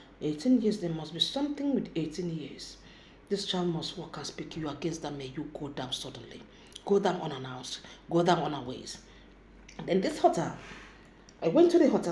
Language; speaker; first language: English; non-native, local second language; Ibibio